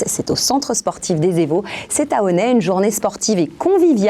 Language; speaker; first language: French; native; French